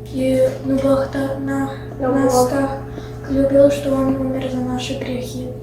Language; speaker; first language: Russian; early bilingual, heritage; Russian